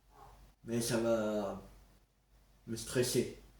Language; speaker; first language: French; native; French